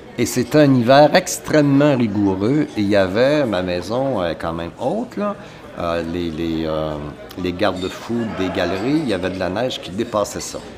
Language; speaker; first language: French; native; French